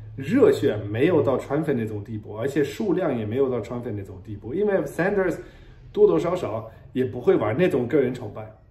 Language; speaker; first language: Chinese; non-native, fluent; German